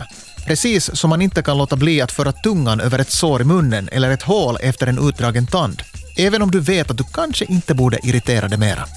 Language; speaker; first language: Swedish; native; Swedish